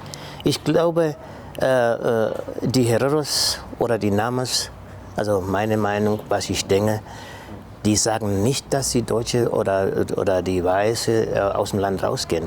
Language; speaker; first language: German; non-native, local second language; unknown